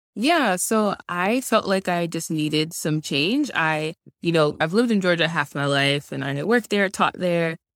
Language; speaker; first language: English; early bilingual, other home language; Haitian Creole